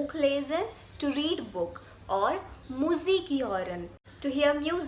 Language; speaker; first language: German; non-native, fluent; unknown